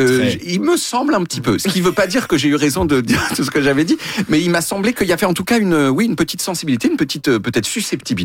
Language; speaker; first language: French; native; French